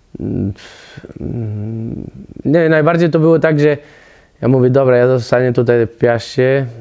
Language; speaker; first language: Polish; non-native, learner; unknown